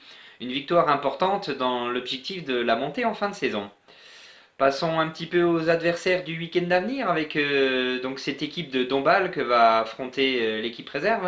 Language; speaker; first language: French; native; French